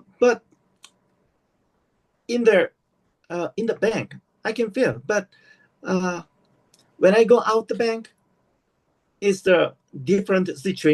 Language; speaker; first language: English; non-native, learner; Korean